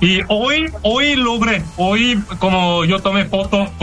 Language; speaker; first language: Spanish; non-native, learner; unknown